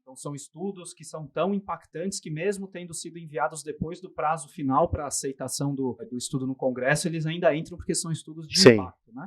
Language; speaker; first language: Portuguese; native; Portuguese